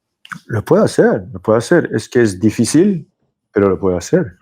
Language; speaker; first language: Spanish; non-native, fluent; French